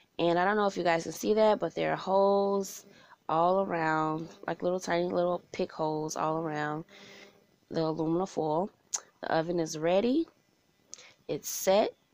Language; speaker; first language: English; native; English